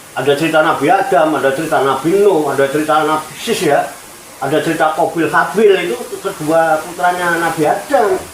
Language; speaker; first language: Indonesian; non-native, local second language; Javanese